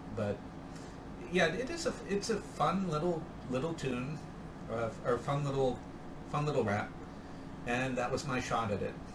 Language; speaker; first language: English; native; English